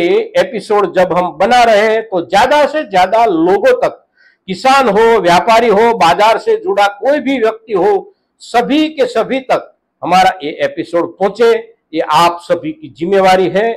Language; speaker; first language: Hindi; non-native, local second language; Gujarati